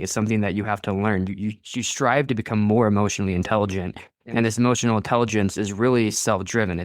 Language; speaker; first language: English; native; English